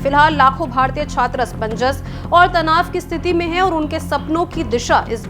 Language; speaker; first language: Hindi; native; Hindi